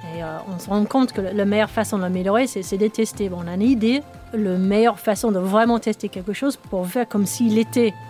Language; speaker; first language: French; non-native, fluent; English